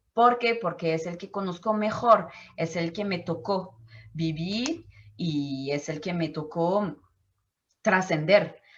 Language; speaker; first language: Spanish; non-native, fluent; French